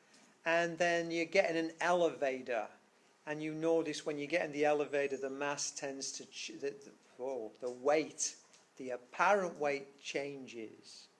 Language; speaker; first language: English; native; English